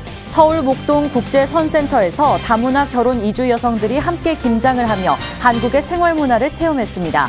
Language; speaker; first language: Korean; native; Korean